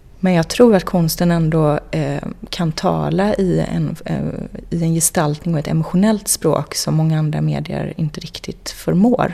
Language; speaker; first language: Swedish; native; Swedish